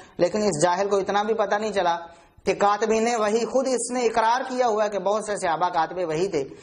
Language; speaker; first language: Urdu; non-native, local second language; Punjabi